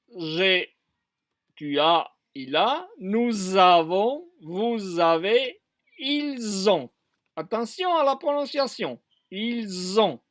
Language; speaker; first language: French; non-native, fluent; Spanish